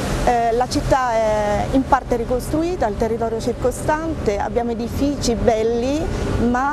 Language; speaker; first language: Italian; native; Italian